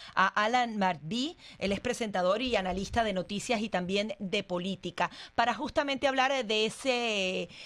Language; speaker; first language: Spanish; native; Spanish